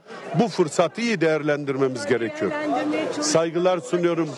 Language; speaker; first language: Turkish; native; Turkish